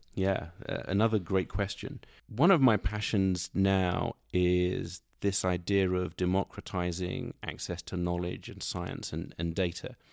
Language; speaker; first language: English; native; English